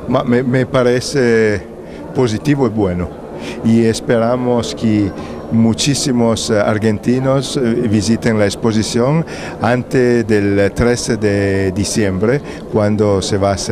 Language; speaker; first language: Spanish; non-native, fluent; Italian